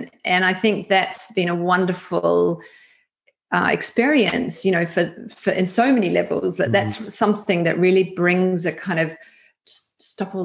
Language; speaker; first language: English; native; English